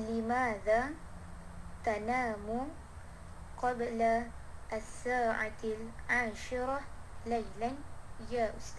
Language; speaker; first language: Arabic; non-native, learner; Malay